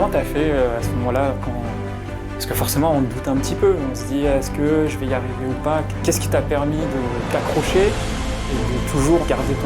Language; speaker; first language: French; native; French